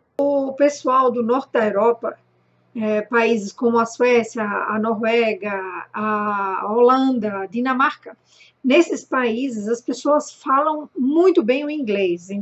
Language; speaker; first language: Portuguese; non-native, fluent; German